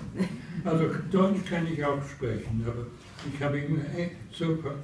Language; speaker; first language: German; early bilingual, heritage; English